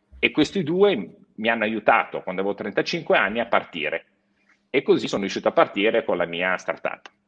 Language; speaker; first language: Italian; native; Italian